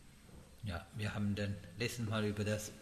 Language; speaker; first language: German; non-native, learner; Sinhala